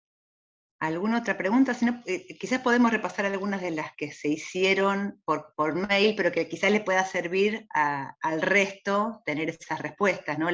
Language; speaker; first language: Spanish; native; Spanish